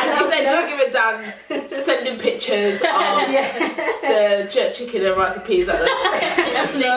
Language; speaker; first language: English; native; English